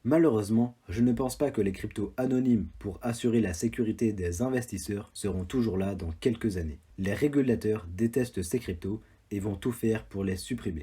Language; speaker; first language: French; native; French